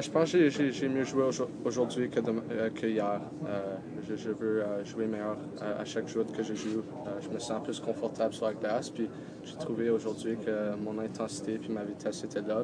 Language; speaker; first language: French; native; French